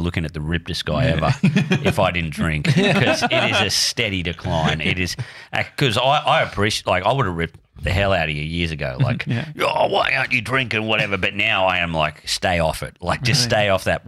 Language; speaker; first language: English; native; English